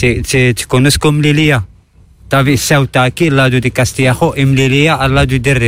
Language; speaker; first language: Spanish; non-native, learner; Arabic